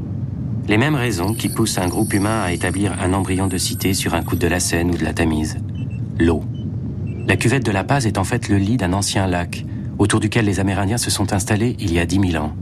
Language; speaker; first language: French; native; French